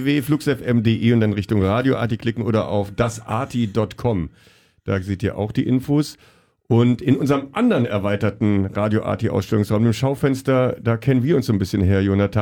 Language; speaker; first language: German; native; German